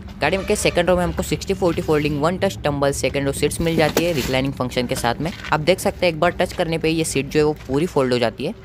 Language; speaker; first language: Hindi; non-native, local second language; Marathi